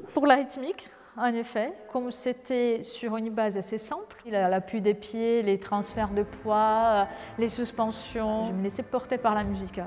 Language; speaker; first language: French; non-native, fluent; Portuguese